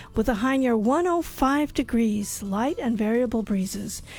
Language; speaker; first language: English; native; English